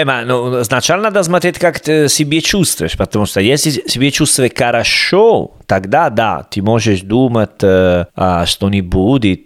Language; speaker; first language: Russian; non-native, learner; Italian